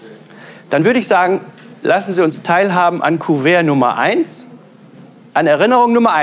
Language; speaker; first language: German; native; German